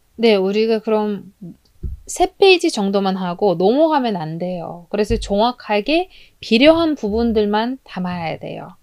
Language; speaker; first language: Korean; non-native, fluent; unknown